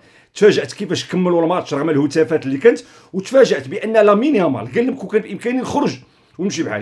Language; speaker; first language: Arabic; native; Arabic